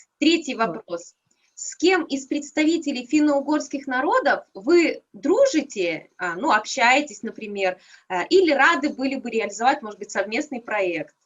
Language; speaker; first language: Russian; native; Russian